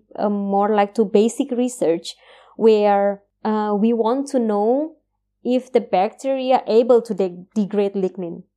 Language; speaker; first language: English; non-native, fluent; Indonesian